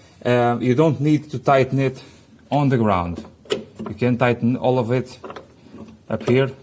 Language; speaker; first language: English; non-native, fluent; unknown